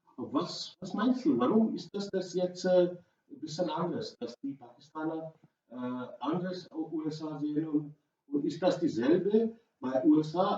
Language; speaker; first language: German; non-native, learner; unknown